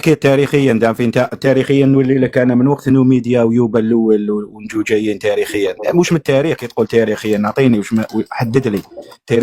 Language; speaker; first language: Arabic; native; Arabic